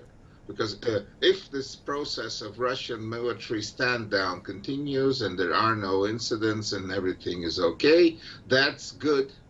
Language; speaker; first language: English; non-native, fluent; Russian